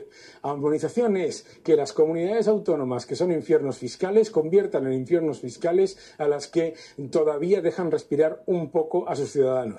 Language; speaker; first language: Spanish; native; Spanish